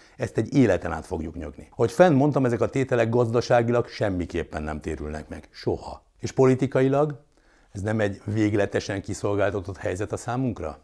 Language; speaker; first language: Hungarian; native; Hungarian